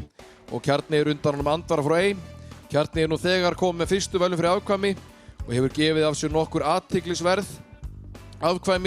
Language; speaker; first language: Icelandic; native; Icelandic